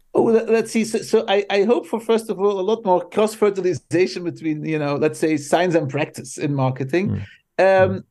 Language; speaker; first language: English; non-native, fluent; Dutch